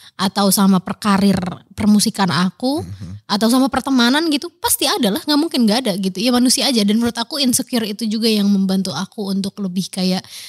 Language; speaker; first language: Indonesian; native; Indonesian